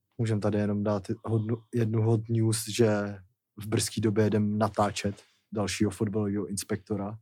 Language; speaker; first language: Czech; native; Czech